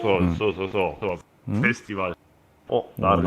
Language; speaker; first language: Japanese; non-native, learner; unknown